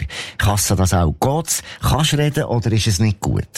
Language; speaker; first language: German; native; German